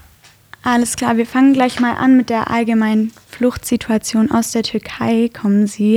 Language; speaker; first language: German; native; German